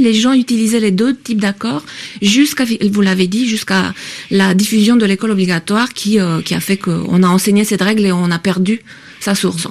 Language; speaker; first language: French; native; French